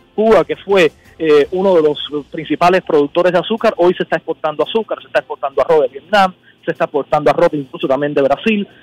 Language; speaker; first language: Spanish; native; Spanish